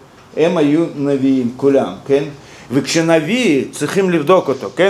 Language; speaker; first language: Hebrew; non-native, fluent; Russian